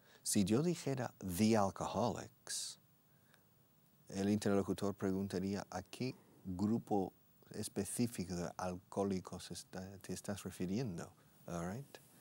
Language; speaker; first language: Spanish; non-native, fluent; English